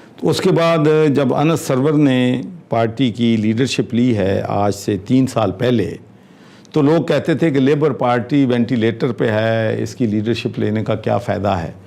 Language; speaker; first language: Urdu; non-native, local second language; Punjabi